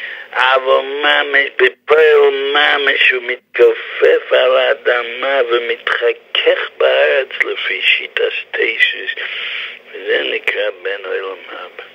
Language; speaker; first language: Hebrew; non-native, fluent; English